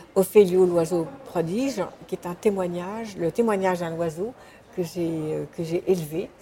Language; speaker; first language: French; native; French